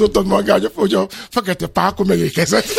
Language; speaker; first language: Hungarian; non-native, fluent; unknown